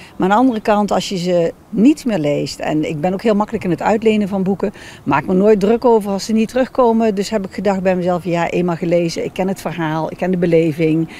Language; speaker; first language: Dutch; native; Dutch